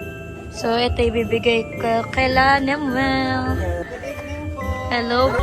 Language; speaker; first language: Filipino; native; Filipino